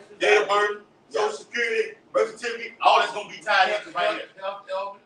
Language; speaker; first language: English; native; English